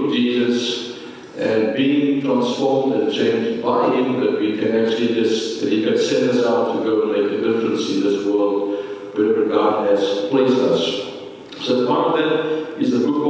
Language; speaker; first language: English; non-native, local second language; Afrikaans